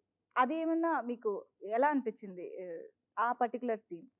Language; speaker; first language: Telugu; native; Telugu